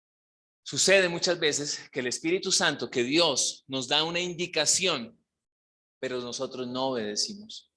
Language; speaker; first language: Spanish; native; Spanish